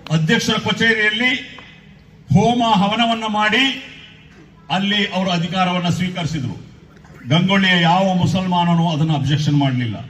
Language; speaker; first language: Kannada; non-native, local second language; Urdu